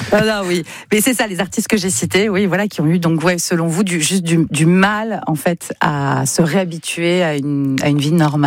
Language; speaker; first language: French; native; French